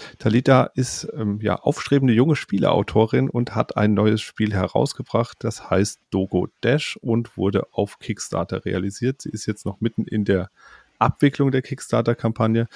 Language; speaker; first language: German; native; German